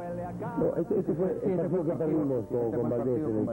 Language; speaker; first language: Spanish; native; Spanish